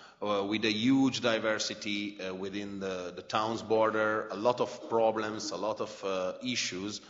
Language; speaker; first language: English; non-native, fluent; Italian